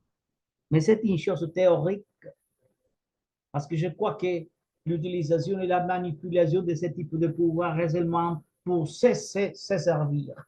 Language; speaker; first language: French; non-native, fluent; Spanish